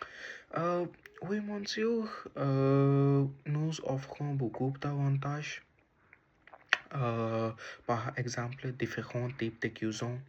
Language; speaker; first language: French; non-native, learner; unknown